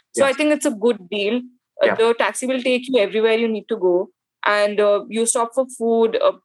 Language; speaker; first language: English; non-native, local second language; Hindi